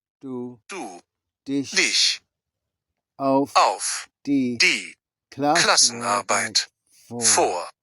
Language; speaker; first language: German; non-native, learner; English